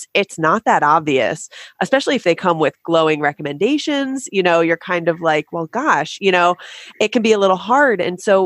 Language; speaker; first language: English; native; English